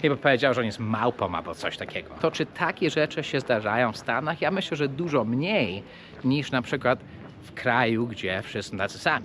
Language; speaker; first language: Polish; early bilingual, heritage; English